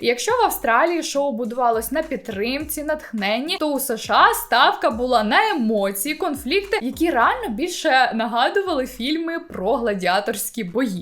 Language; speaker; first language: Ukrainian; native; Ukrainian